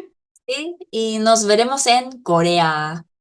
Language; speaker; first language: Spanish; non-native, fluent; Korean